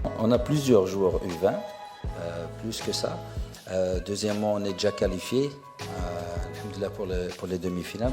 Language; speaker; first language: French; non-native, fluent; Arabic